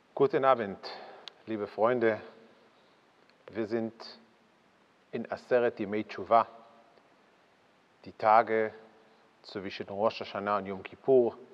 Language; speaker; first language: German; non-native, fluent; Hebrew